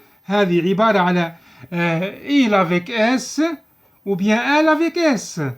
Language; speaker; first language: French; non-native, local second language; Arabic